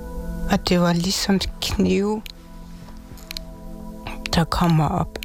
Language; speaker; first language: Danish; non-native, local second language; Kalaallisut